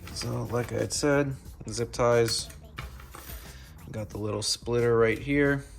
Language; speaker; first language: English; native; English